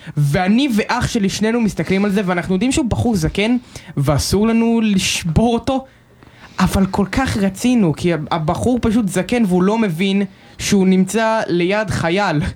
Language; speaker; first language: Hebrew; native; Hebrew